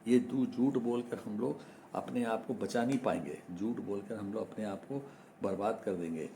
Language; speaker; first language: Hindi; non-native, local second language; Malayalam